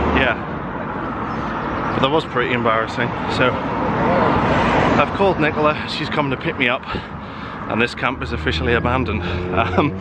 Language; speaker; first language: English; native; English